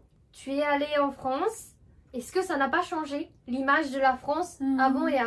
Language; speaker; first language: French; non-native, fluent; Japanese